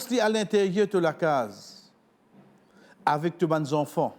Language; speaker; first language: French; non-native, local second language; Morisyen